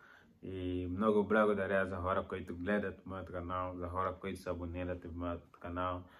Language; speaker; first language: Bulgarian; non-native, learner; Portuguese